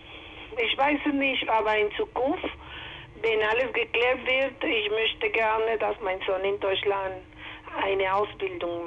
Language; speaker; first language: German; non-native, learner; Spanish